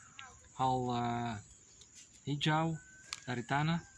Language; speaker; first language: Indonesian; non-native, learner; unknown